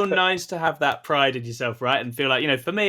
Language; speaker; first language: English; native; English